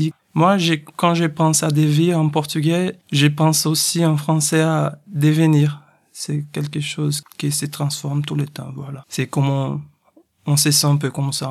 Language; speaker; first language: French; non-native, fluent; Portuguese